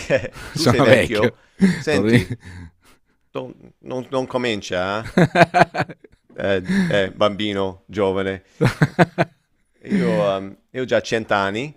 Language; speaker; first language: Italian; non-native, learner; English